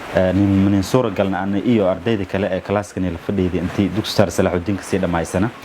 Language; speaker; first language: Somali; non-native, local second language; Maay